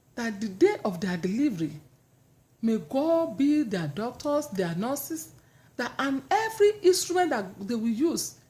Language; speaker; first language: English; non-native, local second language; Yoruba